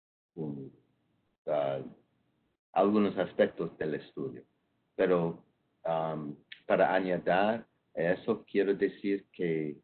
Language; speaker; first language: Spanish; non-native, fluent; English